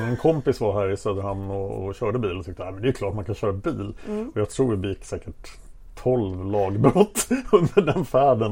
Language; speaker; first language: Swedish; native; Swedish